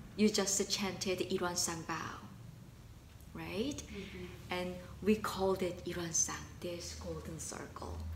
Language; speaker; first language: English; non-native, fluent; Korean